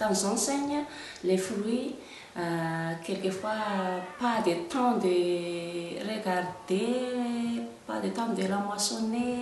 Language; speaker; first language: French; non-native, local second language; Malagasy